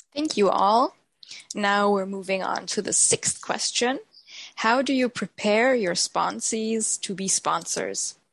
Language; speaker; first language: English; non-native, fluent; German